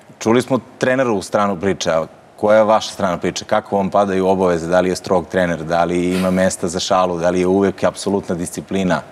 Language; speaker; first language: Croatian; native; Croatian